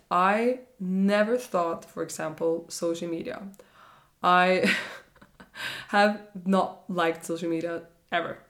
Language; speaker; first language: English; non-native, fluent; Norwegian